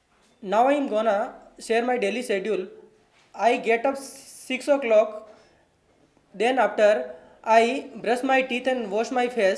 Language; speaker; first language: English; non-native, learner; Hindi